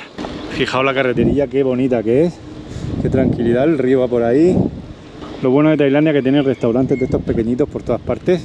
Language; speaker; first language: Spanish; native; Spanish